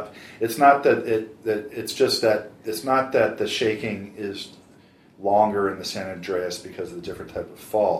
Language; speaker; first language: English; native; English